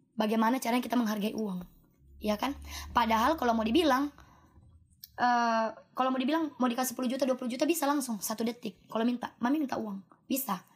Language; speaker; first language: Indonesian; native; Indonesian